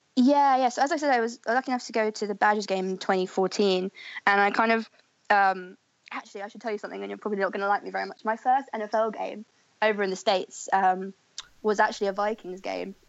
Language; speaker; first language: English; native; English